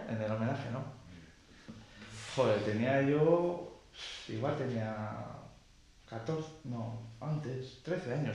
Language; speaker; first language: Spanish; native; Spanish